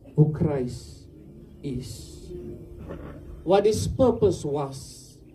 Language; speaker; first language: English; non-native, local second language; Afrikaans